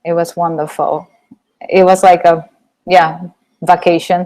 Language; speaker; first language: English; non-native, fluent; Japanese